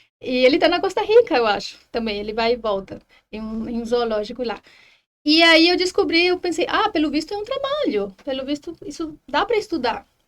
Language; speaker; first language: Portuguese; non-native, fluent; Spanish